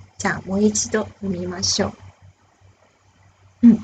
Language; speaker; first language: Japanese; non-native, fluent; Chinese